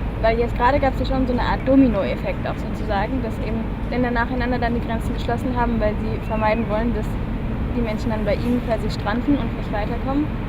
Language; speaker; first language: German; native; German